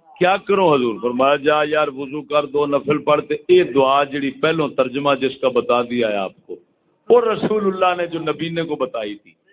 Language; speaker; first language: Urdu; non-native, local second language; Punjabi